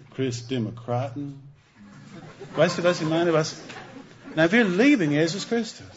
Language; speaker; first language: German; non-native, fluent; English